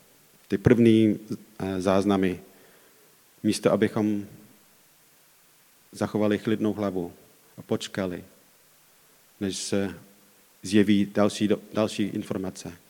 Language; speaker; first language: Czech; non-native, fluent; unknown